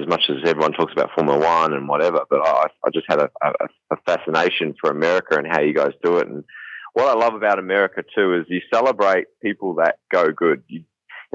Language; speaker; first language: English; native; English